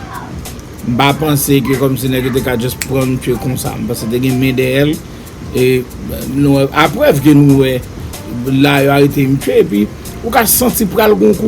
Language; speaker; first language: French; non-native, local second language; Haitian Creole